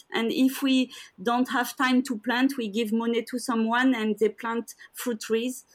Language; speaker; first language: English; non-native, learner; French